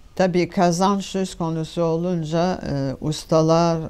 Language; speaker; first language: Turkish; non-native, fluent; French